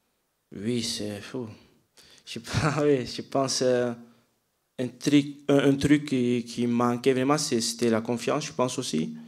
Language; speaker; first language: French; non-native, fluent; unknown